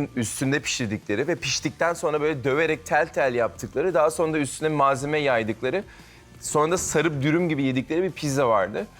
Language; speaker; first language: Turkish; native; Turkish